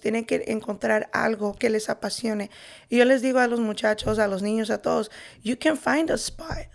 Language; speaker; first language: Spanish; early bilingual, heritage; Spanish